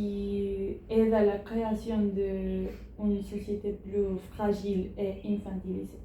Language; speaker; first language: French; non-native, learner; Spanish